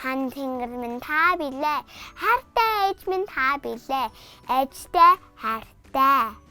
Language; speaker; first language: Mongolian; early bilingual, heritage; Mongolian